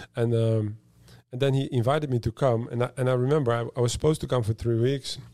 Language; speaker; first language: English; non-native, fluent; Dutch